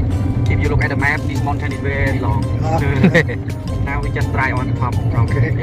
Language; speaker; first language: English; non-native, fluent; Khmer